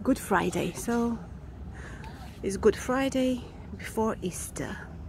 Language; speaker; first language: English; non-native, fluent; Romanian